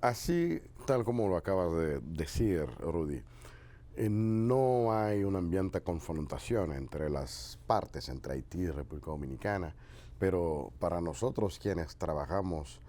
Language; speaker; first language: Spanish; non-native, fluent; Haitian Creole